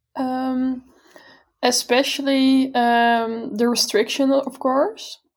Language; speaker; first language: English; non-native, fluent; Dutch